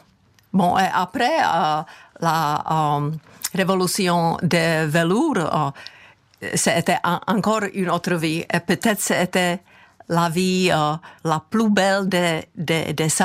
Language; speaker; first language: French; non-native, fluent; Czech